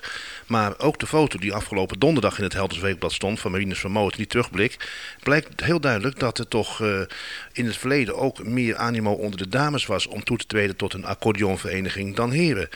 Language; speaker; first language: Dutch; native; Dutch